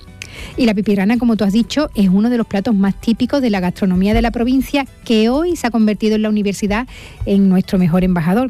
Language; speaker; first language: Spanish; native; Spanish